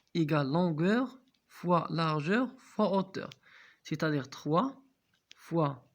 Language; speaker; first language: French; non-native, local second language; Arabic